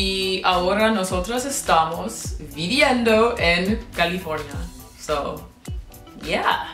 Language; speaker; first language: Spanish; non-native, learner; English